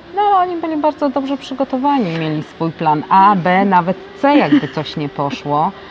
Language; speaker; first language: Polish; native; Polish